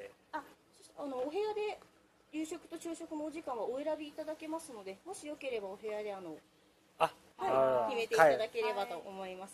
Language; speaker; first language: Japanese; native; Japanese